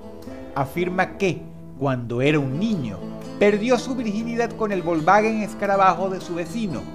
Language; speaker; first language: Spanish; native; Spanish